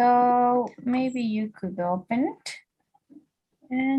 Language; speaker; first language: English; non-native, fluent; Spanish